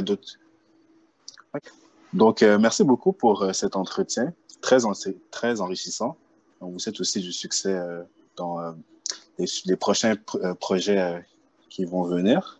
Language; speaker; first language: French; native; French